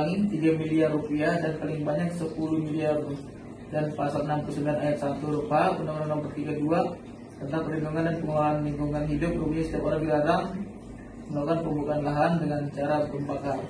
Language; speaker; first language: Indonesian; native; Indonesian